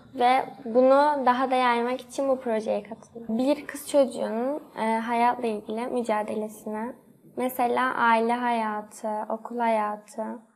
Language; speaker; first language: Turkish; native; Turkish